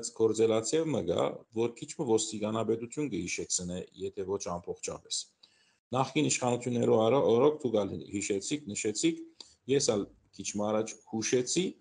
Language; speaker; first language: Armenian; early bilingual, heritage; Armenian